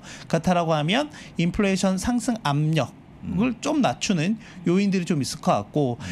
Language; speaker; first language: Korean; native; Korean